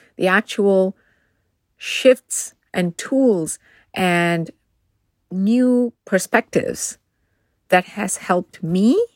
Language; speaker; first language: English; non-native, local second language; Tamil